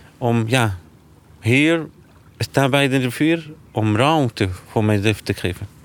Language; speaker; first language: Dutch; non-native, learner; Arabic